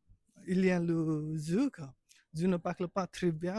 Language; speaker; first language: French; non-native, learner; Nepali